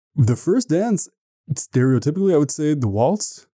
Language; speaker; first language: English; native; English